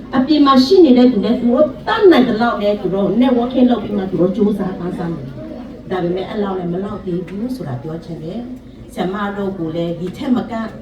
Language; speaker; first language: Burmese; non-native, local second language; Western Kayah